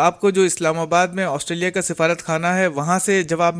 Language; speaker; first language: Urdu; native; Urdu